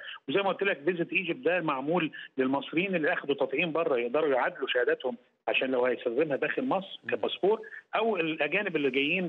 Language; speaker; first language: Arabic; native; Arabic